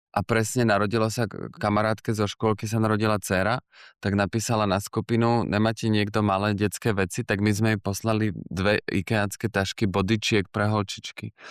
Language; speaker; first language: Slovak; native; Slovak